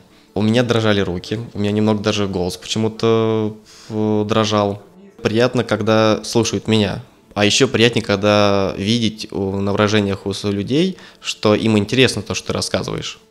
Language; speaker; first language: Russian; native; Russian